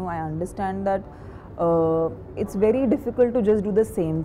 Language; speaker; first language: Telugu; non-native, fluent; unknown